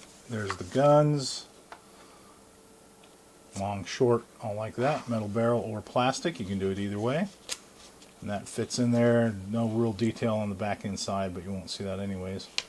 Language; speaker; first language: English; native; English